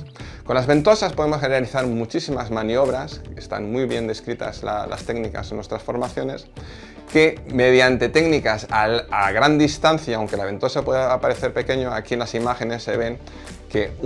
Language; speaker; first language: Spanish; native; Spanish